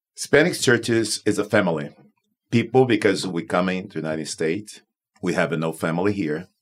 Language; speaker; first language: English; non-native, learner; Portuguese